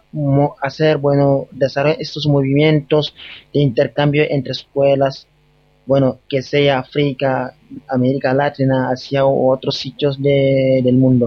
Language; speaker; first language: Spanish; non-native, fluent; Wolof